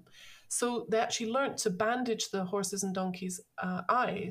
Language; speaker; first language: English; native; English